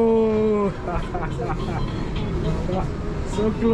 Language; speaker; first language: English; non-native, fluent; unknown